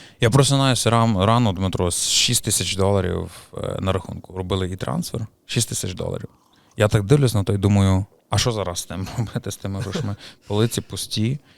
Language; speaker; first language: Ukrainian; native; Ukrainian